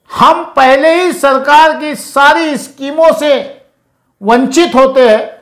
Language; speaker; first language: Hindi; non-native, local second language; Urdu